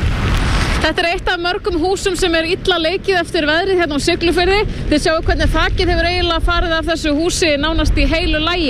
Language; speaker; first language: Icelandic; native; Icelandic